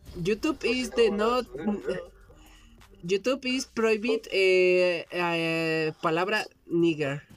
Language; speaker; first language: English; non-native, learner; Spanish